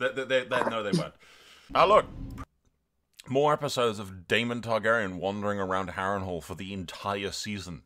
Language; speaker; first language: English; native; English